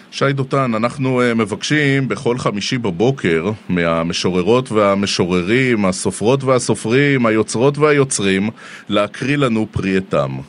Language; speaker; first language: Hebrew; native; Hebrew